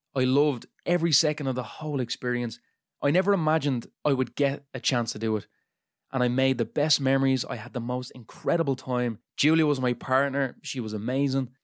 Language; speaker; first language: English; native; English